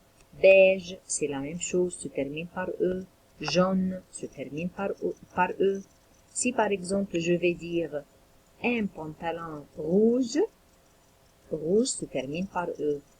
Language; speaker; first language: French; non-native, local second language; Arabic